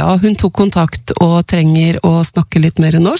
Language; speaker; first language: Norwegian; native; Norwegian